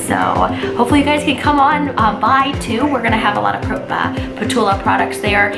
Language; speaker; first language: English; native; English